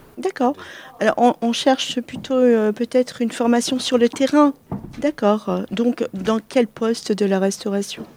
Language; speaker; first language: French; native; French